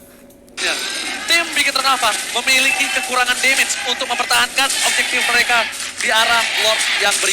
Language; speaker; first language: Indonesian; native; Indonesian